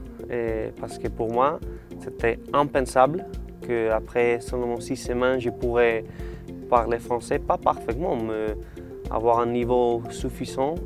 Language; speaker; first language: French; non-native, learner; Spanish